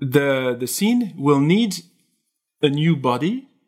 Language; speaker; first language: English; non-native, fluent; French